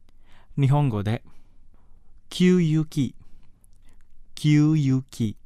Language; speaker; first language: Japanese; non-native, fluent; Indonesian